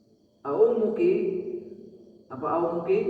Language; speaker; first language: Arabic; non-native, fluent; Indonesian